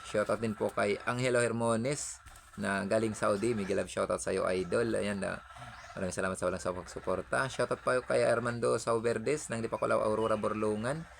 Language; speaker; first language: Filipino; non-native, local second language; Cebuano